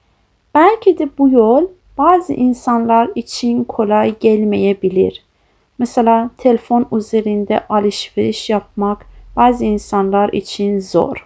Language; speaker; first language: Turkish; non-native, fluent; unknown